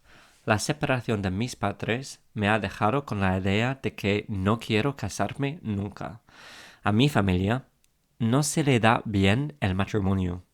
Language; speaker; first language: Spanish; non-native, fluent; English